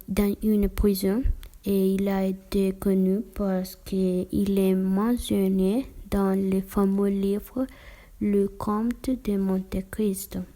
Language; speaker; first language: French; non-native, learner; Spanish